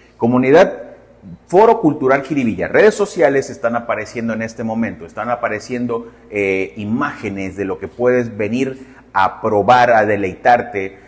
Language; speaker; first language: Spanish; native; Spanish